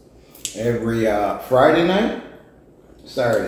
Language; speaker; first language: English; native; English